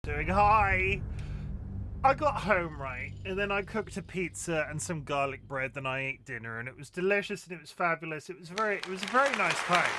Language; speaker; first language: English; native; English